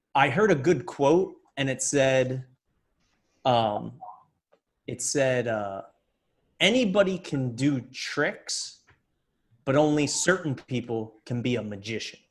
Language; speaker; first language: English; native; English